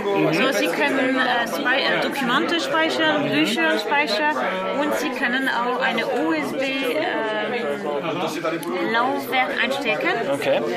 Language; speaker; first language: German; non-native, learner; French